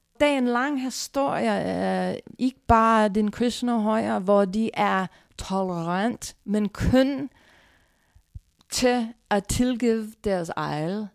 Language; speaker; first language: Danish; non-native, fluent; English